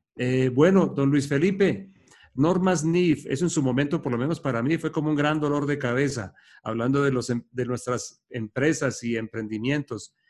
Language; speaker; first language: Spanish; native; Spanish